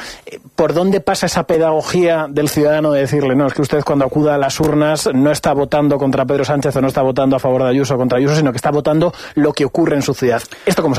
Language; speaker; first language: Spanish; native; Spanish